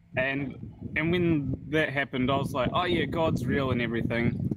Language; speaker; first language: English; native; English